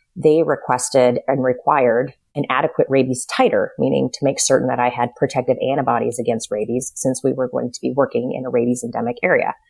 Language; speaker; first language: English; native; English